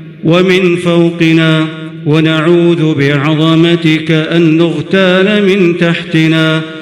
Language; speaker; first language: Arabic; native; Arabic